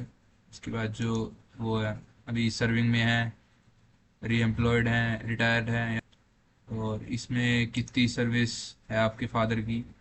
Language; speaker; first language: Hindi; native; Hindi